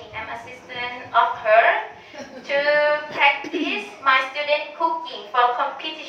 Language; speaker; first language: English; non-native, learner; Thai